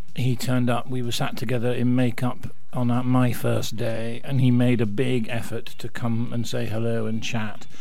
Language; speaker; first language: English; native; English